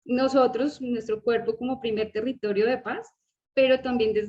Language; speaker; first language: Spanish; native; Spanish